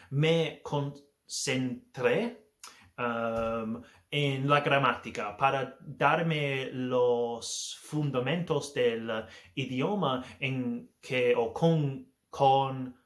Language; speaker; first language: Spanish; non-native, learner; English